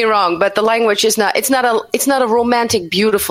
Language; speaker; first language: English; non-native, fluent; Dutch